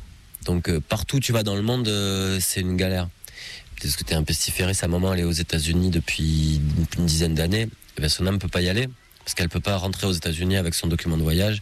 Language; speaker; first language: French; native; French